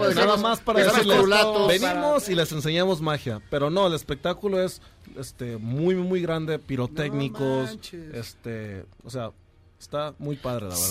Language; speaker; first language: Spanish; native; Spanish